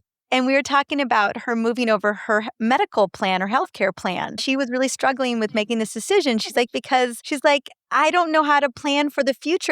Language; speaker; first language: English; native; English